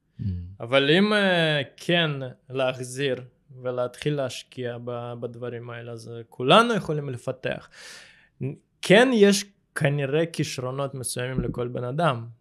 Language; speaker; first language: Hebrew; early bilingual, other home language; Russian